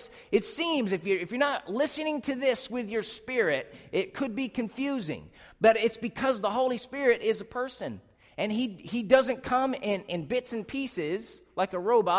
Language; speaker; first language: English; native; English